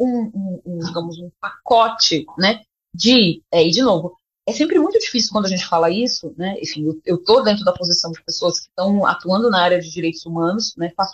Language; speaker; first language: Portuguese; native; Portuguese